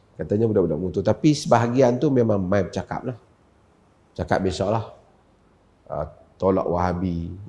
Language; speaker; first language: Malay; native; Malay